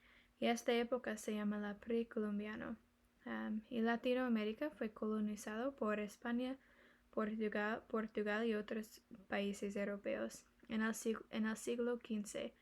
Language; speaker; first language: Spanish; non-native, learner; English